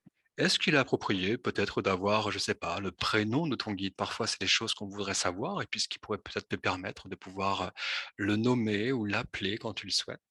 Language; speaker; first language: French; native; French